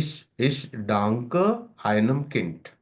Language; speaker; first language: German; non-native, learner; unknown